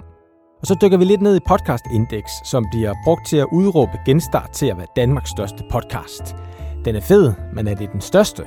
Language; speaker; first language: Danish; native; Danish